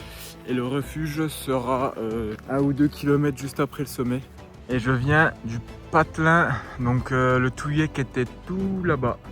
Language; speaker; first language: French; native; French